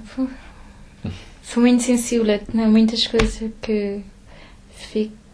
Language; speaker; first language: Portuguese; early bilingual, heritage; French